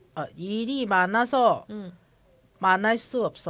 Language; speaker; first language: Korean; non-native, learner; Cantonese